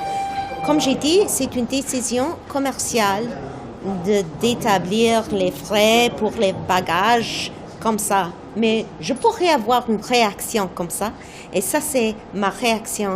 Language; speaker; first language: French; non-native, fluent; English